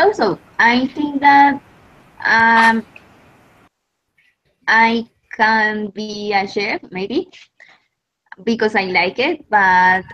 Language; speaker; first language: English; non-native, learner; Spanish